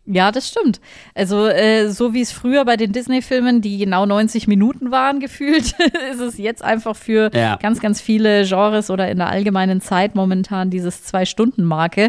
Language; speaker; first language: German; native; German